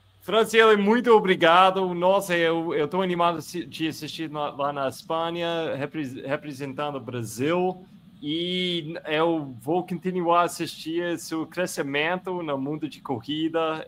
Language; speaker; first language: Portuguese; non-native, fluent; English